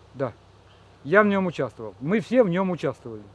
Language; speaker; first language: Russian; native; Russian